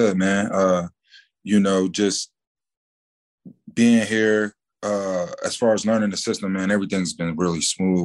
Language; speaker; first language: English; native; English